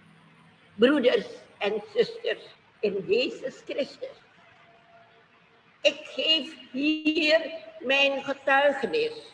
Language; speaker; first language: Dutch; non-native, fluent; Indonesian